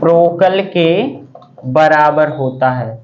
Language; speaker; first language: Hindi; native; Hindi